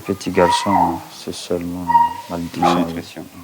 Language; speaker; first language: French; non-native, local second language; Malagasy